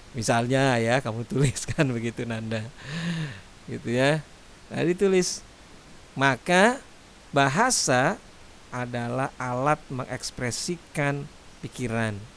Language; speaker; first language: Indonesian; native; Indonesian